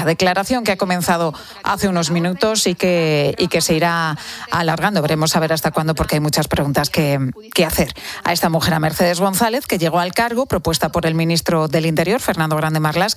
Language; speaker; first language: Spanish; native; Spanish